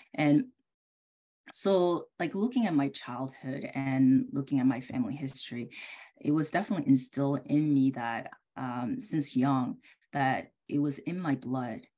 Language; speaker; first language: English; early bilingual, other home language; Korean